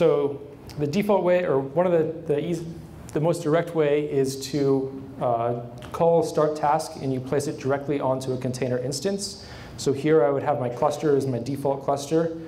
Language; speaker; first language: English; native; English